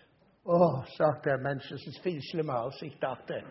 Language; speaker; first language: German; non-native, fluent; English